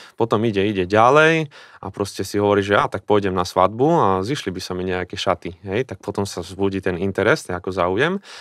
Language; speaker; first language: Slovak; native; Slovak